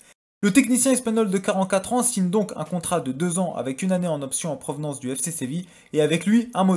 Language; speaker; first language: French; native; French